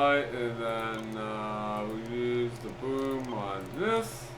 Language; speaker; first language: English; native; English